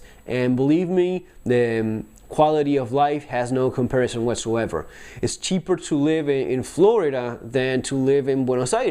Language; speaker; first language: English; non-native, fluent; Spanish